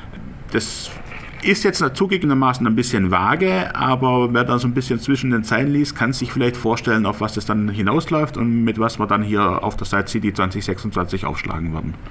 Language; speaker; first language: German; native; German